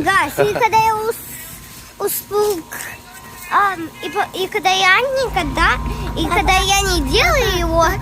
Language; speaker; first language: Russian; early bilingual, heritage; Russian